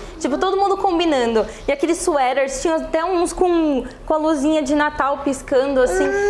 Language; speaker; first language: Portuguese; native; Portuguese